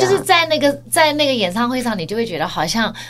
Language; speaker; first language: Chinese; early bilingual, heritage; Chinese